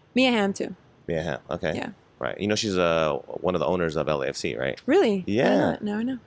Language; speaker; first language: English; native; English